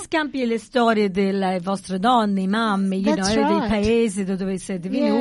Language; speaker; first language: Italian; early bilingual, heritage; English